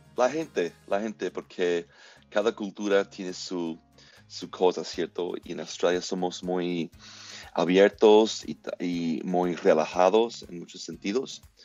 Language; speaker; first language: Spanish; non-native, fluent; English